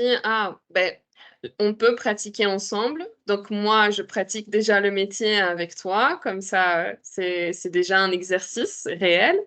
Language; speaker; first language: French; native; French